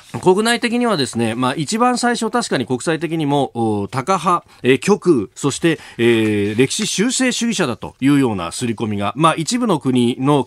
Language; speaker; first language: Japanese; native; Japanese